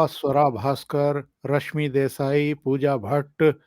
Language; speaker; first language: Hindi; native; Hindi